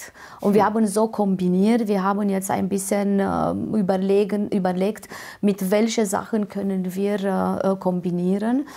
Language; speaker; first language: German; non-native, fluent; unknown